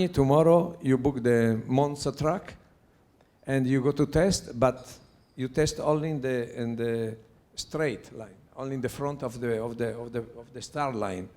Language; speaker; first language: English; non-native, learner; Italian